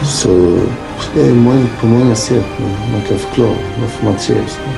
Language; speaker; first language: Swedish; early bilingual, other home language; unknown